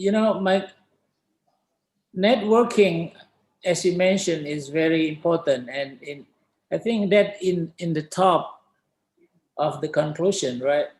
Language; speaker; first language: English; non-native, fluent; Indonesian